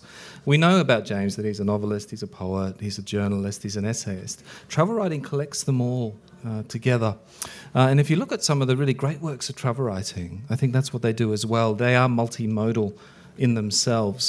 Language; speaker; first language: English; early bilingual, other home language; Icelandic